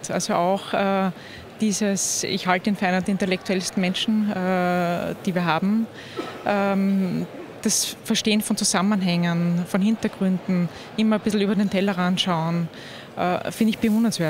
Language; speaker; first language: German; native; German